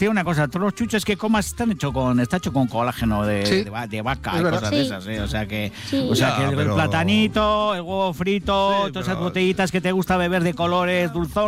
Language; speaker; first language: Spanish; native; Spanish